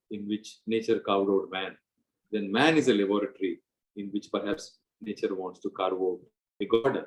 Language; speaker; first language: English; non-native, local second language; Telugu